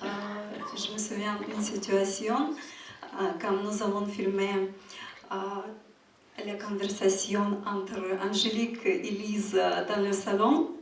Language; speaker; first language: French; non-native, fluent; Ukrainian